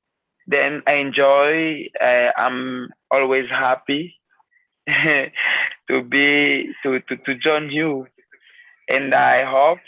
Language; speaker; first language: English; non-native, learner; French